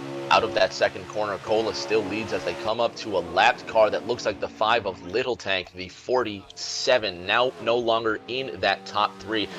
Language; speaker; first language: English; native; English